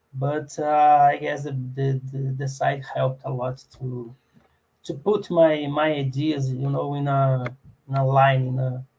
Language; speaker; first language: English; non-native, learner; Portuguese